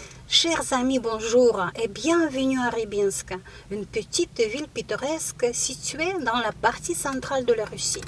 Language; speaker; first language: French; non-native, fluent; Russian